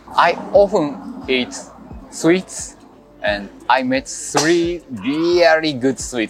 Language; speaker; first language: English; non-native, learner; Japanese